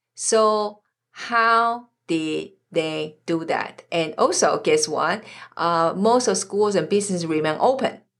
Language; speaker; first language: English; non-native, fluent; Chinese